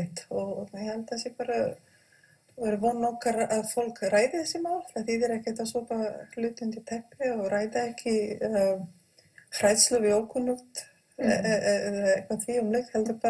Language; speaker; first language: Icelandic; non-native, fluent; Croatian